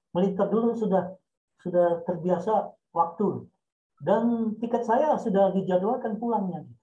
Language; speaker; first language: Indonesian; non-native, local second language; Minangkabau